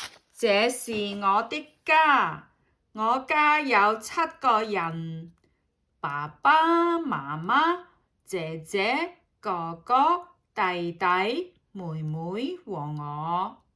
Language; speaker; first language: Chinese; non-native, learner; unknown